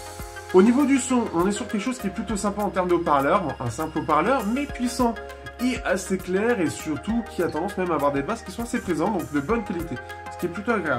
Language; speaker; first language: French; native; French